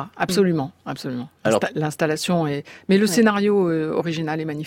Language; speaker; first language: French; native; French